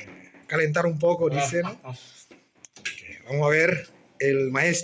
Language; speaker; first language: Spanish; non-native, fluent; Indonesian